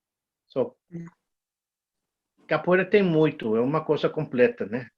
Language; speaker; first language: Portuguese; non-native, learner; English